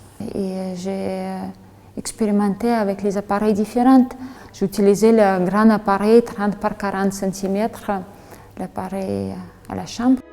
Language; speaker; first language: French; non-native, fluent; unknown